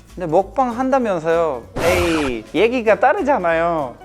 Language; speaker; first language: Korean; non-native, fluent; Polish